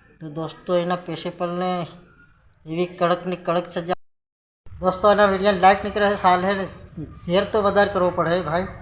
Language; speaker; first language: Gujarati; non-native, local second language; Bhili